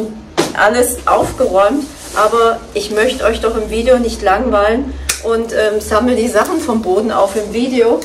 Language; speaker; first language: German; native; German